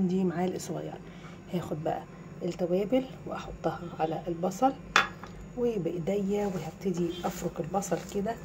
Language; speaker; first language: Arabic; native; Arabic